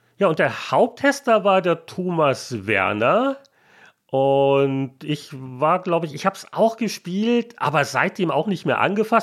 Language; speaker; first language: German; native; German